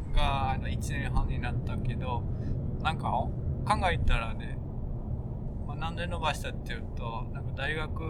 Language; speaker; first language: Japanese; non-native, fluent; Dutch